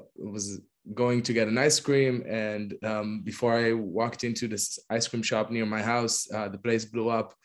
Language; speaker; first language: English; non-native, fluent; Hebrew